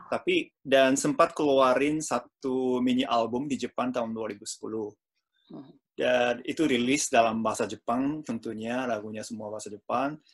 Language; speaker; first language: Indonesian; non-native, fluent; Japanese